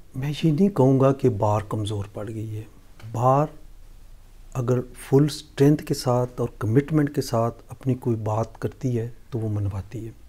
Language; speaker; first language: Urdu; non-native, local second language; Punjabi